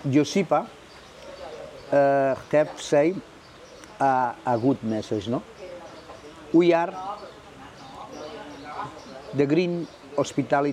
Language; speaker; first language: English; non-native, learner; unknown